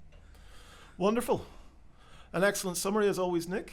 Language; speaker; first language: English; native; English